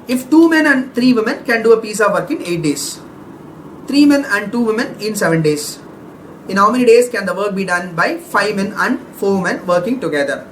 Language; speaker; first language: English; non-native, local second language; Tamil